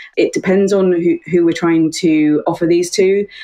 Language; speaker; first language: English; native; English